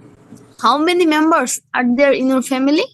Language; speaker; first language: English; non-native, learner; Bangla